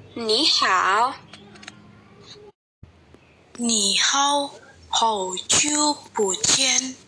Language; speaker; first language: Chinese; non-native, learner; Indonesian